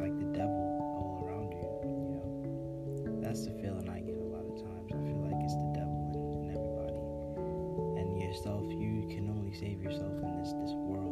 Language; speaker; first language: English; native; English